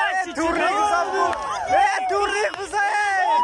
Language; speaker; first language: Russian; non-native, fluent; Tajik